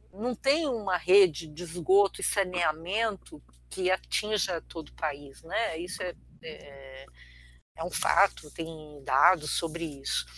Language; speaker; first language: Portuguese; early bilingual, other home language; Armenian